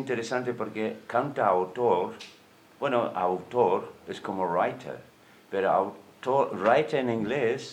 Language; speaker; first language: Spanish; non-native, fluent; English